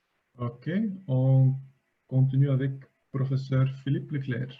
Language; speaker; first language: French; non-native, fluent; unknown